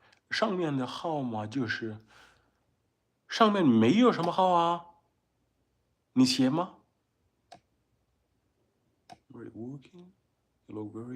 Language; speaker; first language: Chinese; non-native, learner; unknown